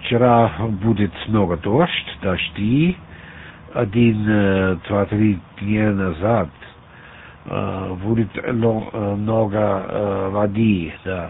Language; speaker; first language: Russian; non-native, learner; German